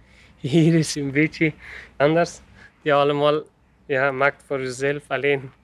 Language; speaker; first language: Dutch; non-native, fluent; Persian